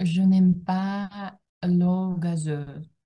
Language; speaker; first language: French; non-native, learner; Russian